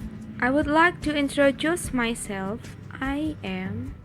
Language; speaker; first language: English; non-native, fluent; Indonesian